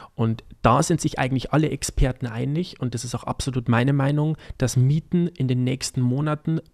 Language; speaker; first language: German; native; German